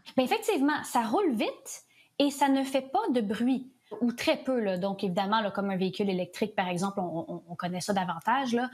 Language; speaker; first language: French; native; French